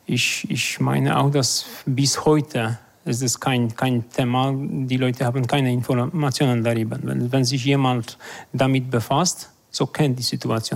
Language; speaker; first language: German; non-native, fluent; Polish